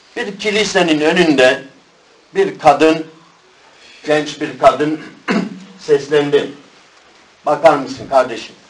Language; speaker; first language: Turkish; native; Turkish